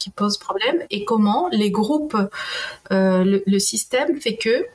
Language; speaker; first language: French; non-native, fluent; Spanish